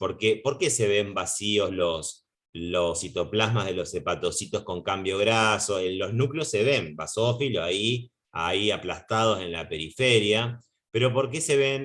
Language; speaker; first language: Spanish; native; Spanish